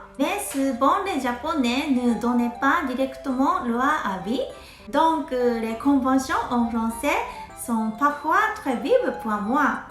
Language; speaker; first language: French; non-native, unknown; Japanese